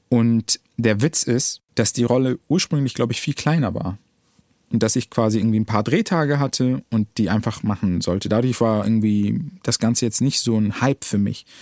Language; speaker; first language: German; early bilingual, other home language; Arabic